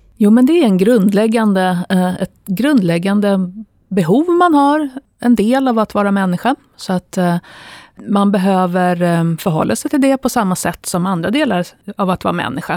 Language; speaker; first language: Swedish; native; Swedish